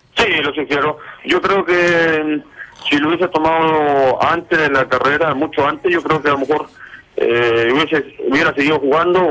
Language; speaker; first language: Spanish; native; Spanish